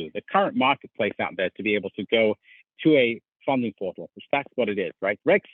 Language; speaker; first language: English; native; English